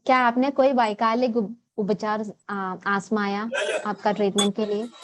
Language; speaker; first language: Hindi; non-native, local second language; Malayalam